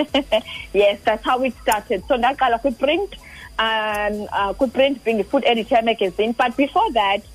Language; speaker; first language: English; non-native, local second language; Xhosa